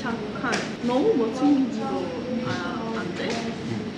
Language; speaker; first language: Korean; non-native, learner; Uzbek